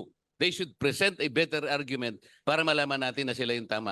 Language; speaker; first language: Filipino; native; Filipino